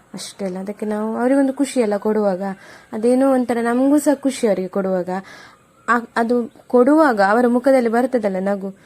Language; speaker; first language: Kannada; non-native, local second language; Tulu